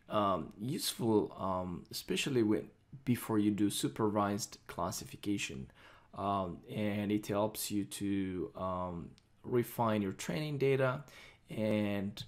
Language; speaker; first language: English; non-native, fluent; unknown